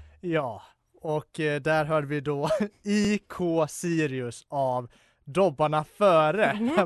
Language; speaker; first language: Swedish; native; Swedish